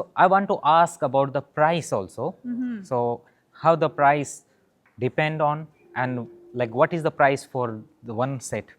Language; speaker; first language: English; non-native, local second language; Hindi